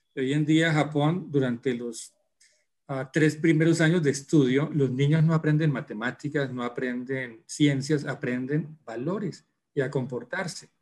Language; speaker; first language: Spanish; native; Spanish